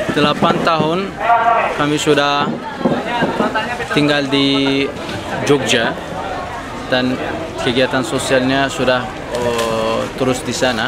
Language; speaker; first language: Indonesian; non-native, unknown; Turkish